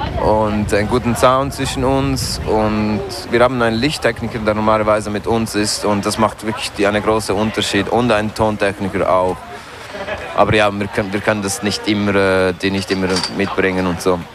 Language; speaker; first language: German; non-native, fluent; French